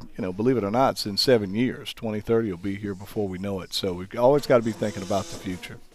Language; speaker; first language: English; native; English